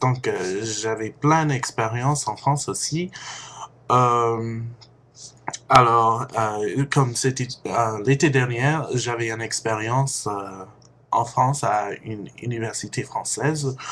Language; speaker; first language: French; non-native, fluent; English